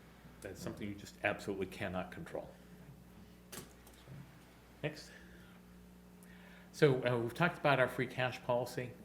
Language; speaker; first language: English; native; English